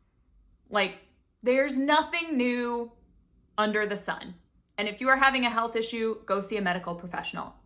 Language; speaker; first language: English; native; English